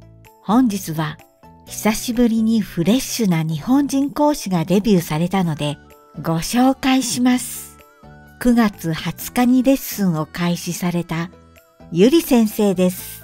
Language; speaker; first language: Japanese; native; Japanese